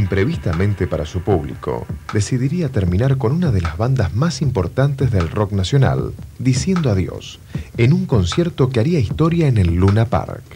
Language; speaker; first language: Spanish; native; Spanish